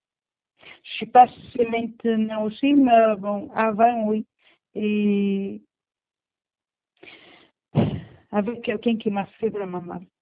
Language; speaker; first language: French; non-native, learner; Portuguese